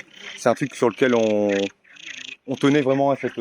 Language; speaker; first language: French; native; French